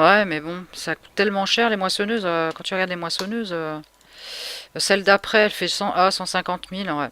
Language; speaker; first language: French; native; French